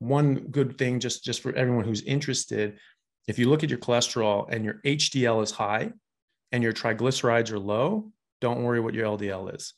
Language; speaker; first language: English; native; English